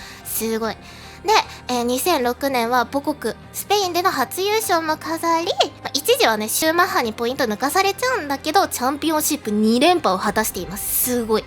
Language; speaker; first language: Japanese; native; Japanese